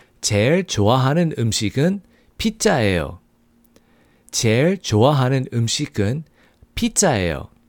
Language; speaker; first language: Korean; non-native, fluent; English